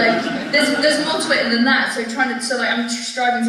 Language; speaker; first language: English; native; English